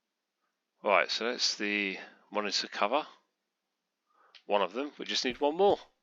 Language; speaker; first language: English; native; English